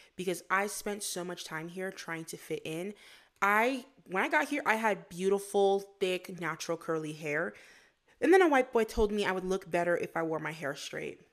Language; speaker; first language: English; native; English